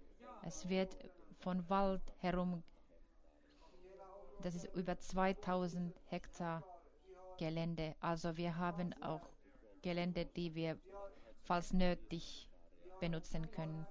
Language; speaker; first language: German; non-native, fluent; Finnish